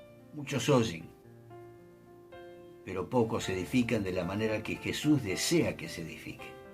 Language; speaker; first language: Spanish; native; Spanish